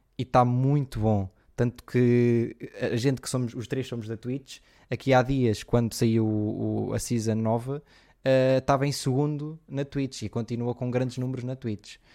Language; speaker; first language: Portuguese; native; Portuguese